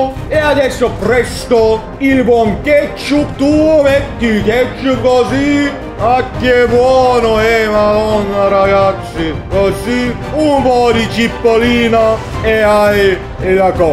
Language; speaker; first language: Italian; non-native, learner; Swedish